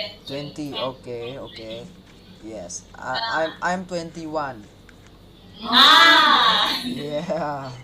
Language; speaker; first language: English; non-native, learner; Hakka Chinese